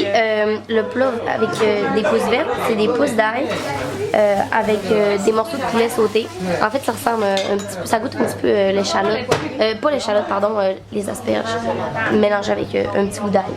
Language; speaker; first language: French; native; French